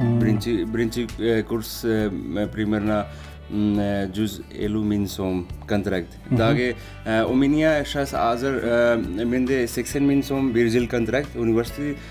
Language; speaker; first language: Russian; non-native, learner; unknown